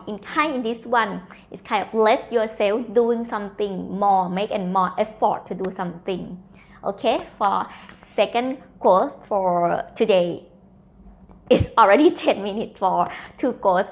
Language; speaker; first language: English; non-native, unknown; Thai